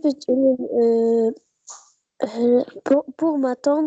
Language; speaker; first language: French; non-native, learner; Arabic